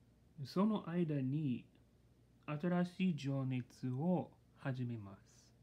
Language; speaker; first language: Japanese; non-native, learner; English